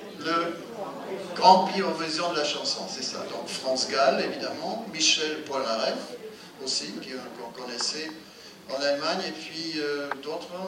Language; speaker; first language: French; non-native, fluent; German